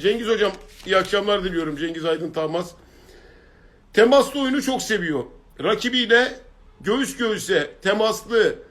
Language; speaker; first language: Turkish; native; Turkish